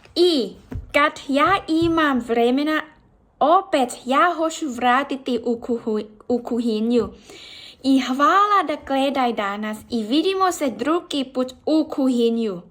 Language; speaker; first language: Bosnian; non-native, learner; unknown